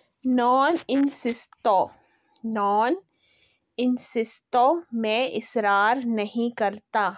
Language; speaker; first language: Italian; non-native, fluent; Urdu